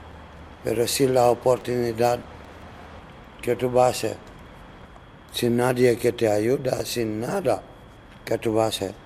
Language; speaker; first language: Spanish; non-native, learner; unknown